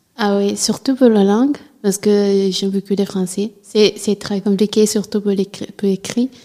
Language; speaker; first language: French; non-native, learner; Italian